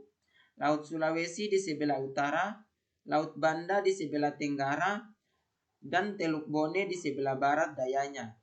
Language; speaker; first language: Indonesian; native; Indonesian